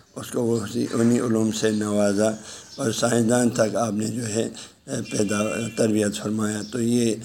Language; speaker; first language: Urdu; non-native, local second language; Balti